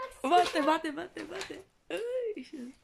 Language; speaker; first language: German; non-native, learner; Filipino